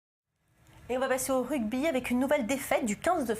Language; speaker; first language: French; native; French